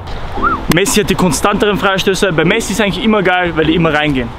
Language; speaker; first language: German; native; German